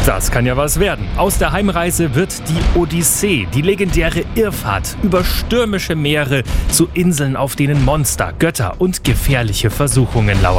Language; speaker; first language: German; native; German